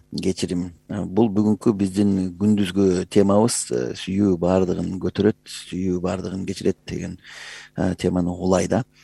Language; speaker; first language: Kyrgyz; native; Kyrgyz